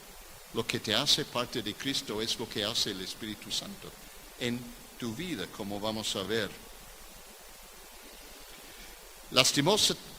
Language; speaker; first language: Spanish; non-native, fluent; English